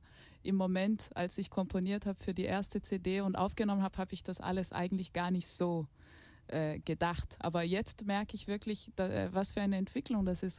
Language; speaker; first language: German; early bilingual, heritage; German